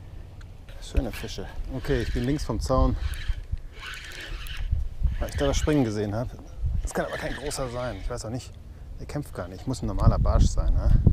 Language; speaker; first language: German; native; German